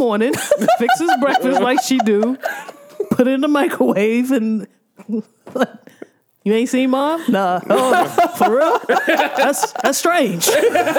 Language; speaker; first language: English; native; English